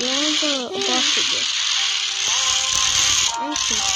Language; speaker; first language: Turkish; non-native, learner; Azerbaijani